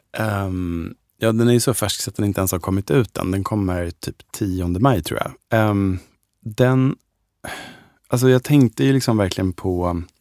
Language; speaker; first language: Swedish; native; Swedish